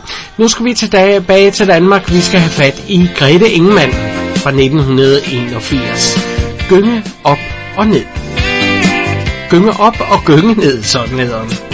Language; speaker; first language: Danish; native; Danish